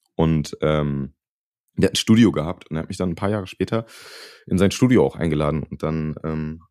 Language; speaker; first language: German; native; German